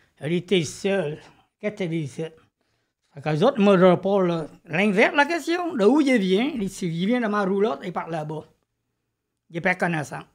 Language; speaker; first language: French; non-native, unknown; Vietnamese